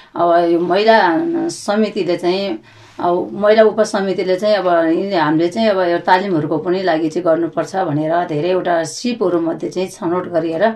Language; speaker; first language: Nepali; native; Nepali